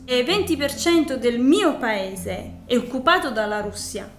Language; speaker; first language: Italian; non-native, learner; Georgian